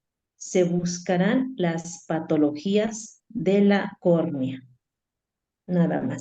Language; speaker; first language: Spanish; native; Spanish